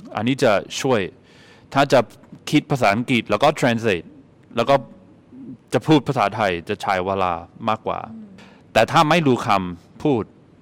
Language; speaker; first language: Thai; non-native, fluent; English